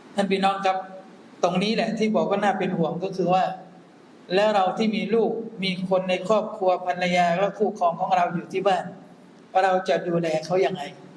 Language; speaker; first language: Thai; non-native, local second language; Malay